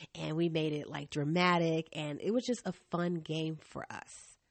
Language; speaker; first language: English; native; English